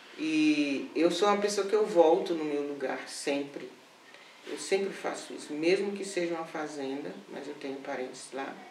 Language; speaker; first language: Portuguese; native; Portuguese